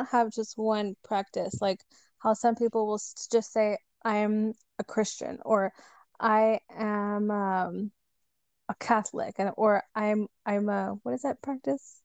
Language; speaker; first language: English; native; English